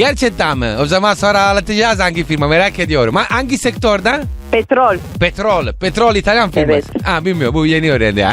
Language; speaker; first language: Turkish; non-native, learner; Italian